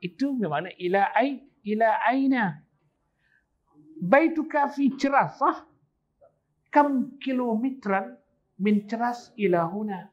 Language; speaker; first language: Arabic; non-native, fluent; Malay